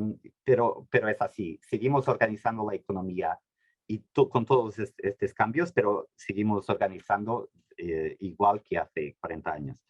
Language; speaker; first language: Spanish; non-native, fluent; Portuguese